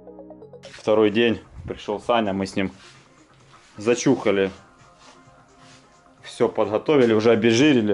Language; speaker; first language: Russian; native; Russian